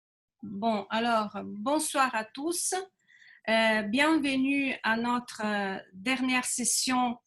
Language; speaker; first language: French; non-native, fluent; Italian